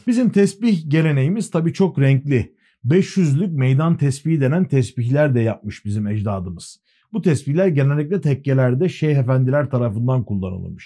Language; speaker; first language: Turkish; native; Turkish